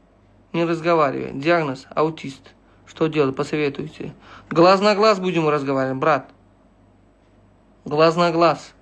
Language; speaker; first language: Russian; non-native, local second language; Uzbek